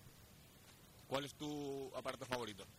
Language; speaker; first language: Spanish; native; Spanish